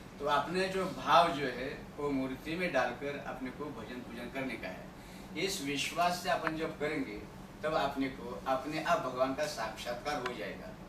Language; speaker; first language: Hindi; non-native, local second language; Marathi